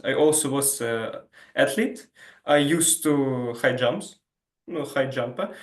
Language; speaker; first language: English; non-native, learner; Ukrainian